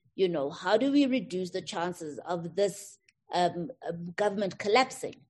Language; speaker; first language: English; non-native, local second language; Tswana